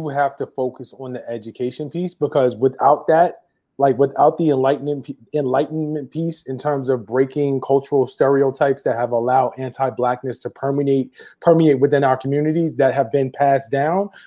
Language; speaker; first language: English; native; English